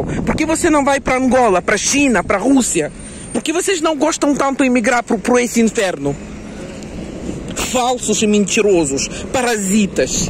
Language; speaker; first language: Portuguese; non-native, fluent; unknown